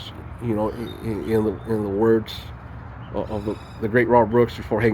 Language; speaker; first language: English; native; English